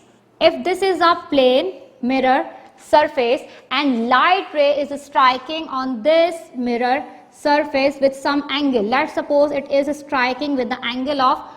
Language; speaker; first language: English; non-native, local second language; Urdu